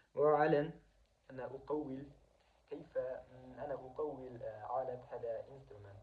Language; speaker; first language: Arabic; non-native, learner; Kazakh